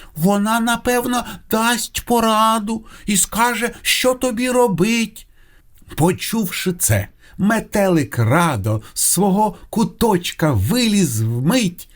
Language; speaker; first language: Ukrainian; non-native, local second language; Russian